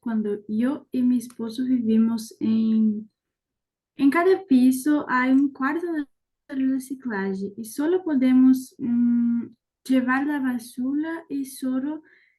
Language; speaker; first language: Spanish; non-native, learner; English